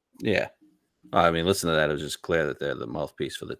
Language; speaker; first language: English; native; English